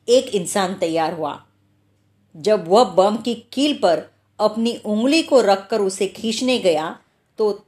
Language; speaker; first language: Hindi; non-native, local second language; Marathi